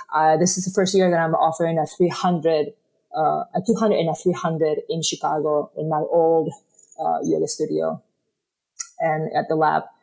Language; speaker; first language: English; non-native, fluent; Spanish